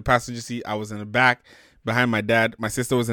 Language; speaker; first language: English; non-native, local second language; Yoruba